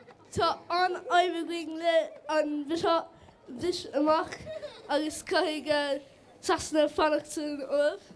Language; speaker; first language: Irish; non-native, learner; English